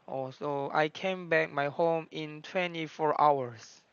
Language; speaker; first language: English; non-native, learner; Korean